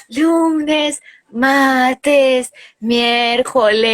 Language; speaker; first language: Spanish; early bilingual, heritage; Spanish